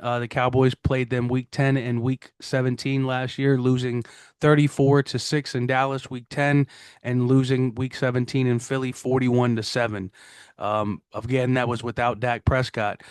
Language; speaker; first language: English; native; English